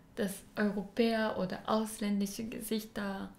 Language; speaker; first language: German; non-native, learner; Japanese